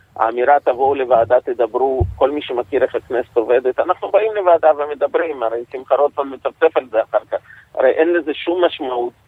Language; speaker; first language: Hebrew; non-native, fluent; Russian